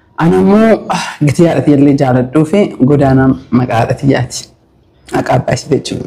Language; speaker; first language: Oromo; early bilingual, heritage; Oromo